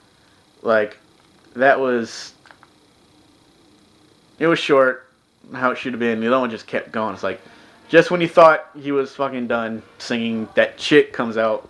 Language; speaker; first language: English; native; English